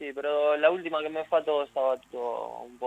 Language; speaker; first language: Italian; non-native, learner; Spanish